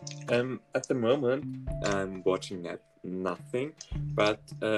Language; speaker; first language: English; non-native, learner; German